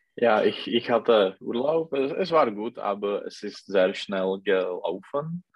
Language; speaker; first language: German; non-native, learner; Czech